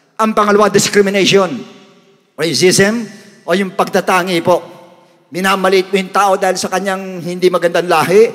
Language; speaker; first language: Filipino; native; Filipino